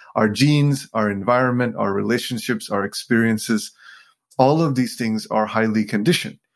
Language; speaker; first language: English; non-native, local second language; Sinhala